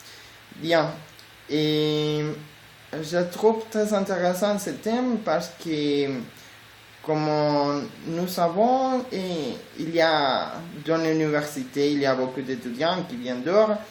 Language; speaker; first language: French; non-native, learner; Spanish